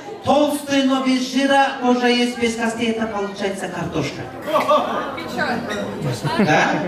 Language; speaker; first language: Russian; non-native, local second language; Kyrgyz